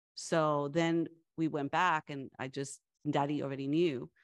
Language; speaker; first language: English; early bilingual, other home language; Spanish